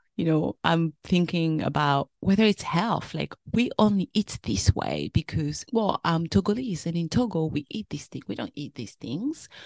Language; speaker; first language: English; early bilingual, other home language; French